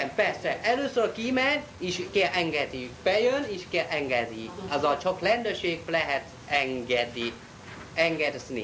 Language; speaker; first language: Hungarian; non-native, learner; Chinese